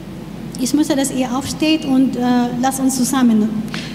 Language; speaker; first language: German; non-native, learner; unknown